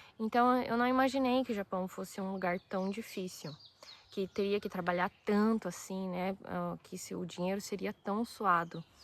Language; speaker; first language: Portuguese; early bilingual, other home language; Japanese